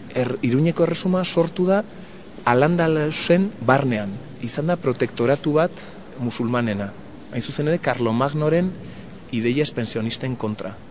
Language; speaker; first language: Basque; non-native, local second language; Spanish